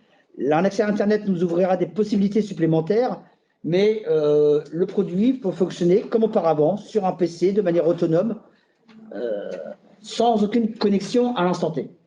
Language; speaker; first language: French; native; French